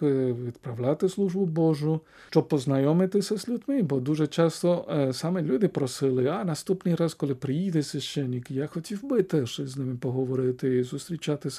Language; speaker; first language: Ukrainian; non-native, fluent; Spanish